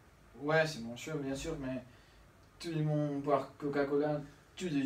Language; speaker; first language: French; non-native, learner; Spanish